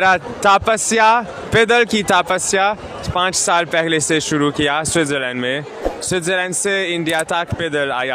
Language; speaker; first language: Hindi; non-native, learner; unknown